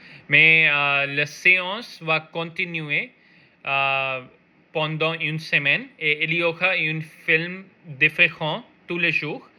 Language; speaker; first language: French; non-native, learner; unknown